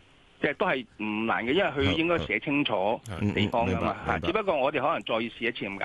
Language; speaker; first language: Cantonese; native; Cantonese